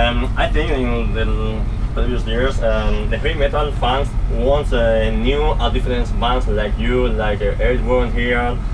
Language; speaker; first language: English; non-native, learner; Spanish